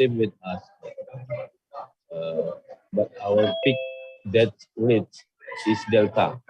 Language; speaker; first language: English; non-native, learner; Indonesian